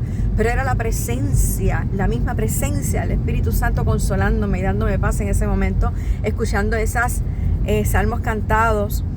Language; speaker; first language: Spanish; native; Spanish